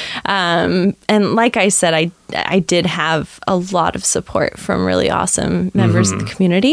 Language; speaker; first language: English; native; English